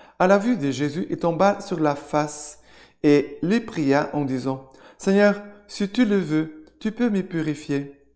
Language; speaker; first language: French; non-native, fluent; Portuguese